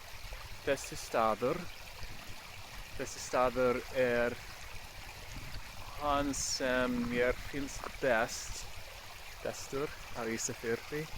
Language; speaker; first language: Icelandic; non-native, learner; English